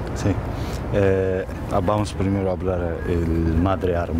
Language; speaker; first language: Spanish; non-native, learner; Armenian